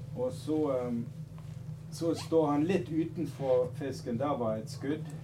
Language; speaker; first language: Norwegian; non-native, fluent; German